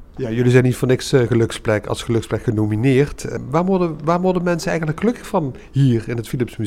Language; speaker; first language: Dutch; native; Dutch